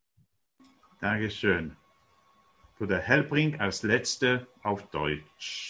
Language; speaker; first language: German; non-native, fluent; Polish